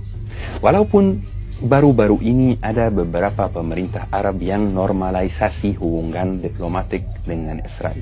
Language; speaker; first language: Indonesian; non-native, fluent; Arabic